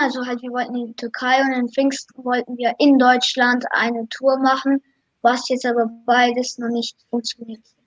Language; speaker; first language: German; early bilingual, other home language; Turkish